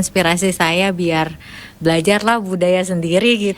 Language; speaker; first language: Indonesian; native; Indonesian